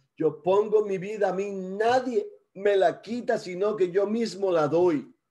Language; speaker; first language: Spanish; early bilingual, heritage; Spanish